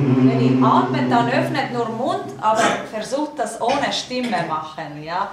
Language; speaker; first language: German; non-native, learner; Polish